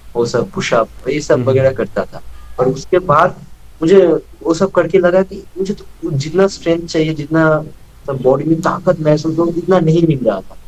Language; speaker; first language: Hindi; non-native, local second language; Bangla